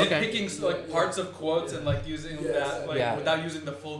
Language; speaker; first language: English; native; English